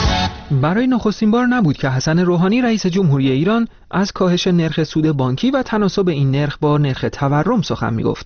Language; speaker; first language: Persian; native; Persian